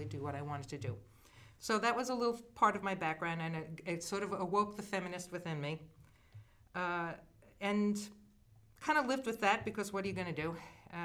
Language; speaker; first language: English; native; English